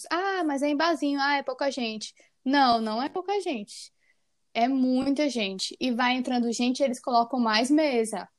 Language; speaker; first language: Portuguese; native; Portuguese